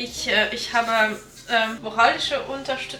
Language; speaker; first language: German; non-native, learner; French